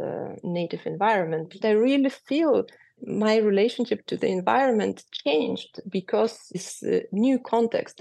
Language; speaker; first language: English; non-native, fluent; Lithuanian